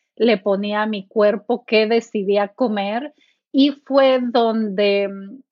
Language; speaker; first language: Spanish; native; Spanish